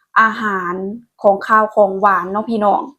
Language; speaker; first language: Thai; non-native, local second language; Lao